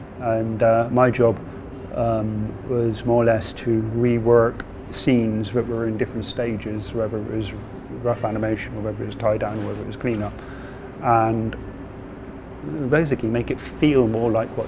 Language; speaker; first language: English; native; English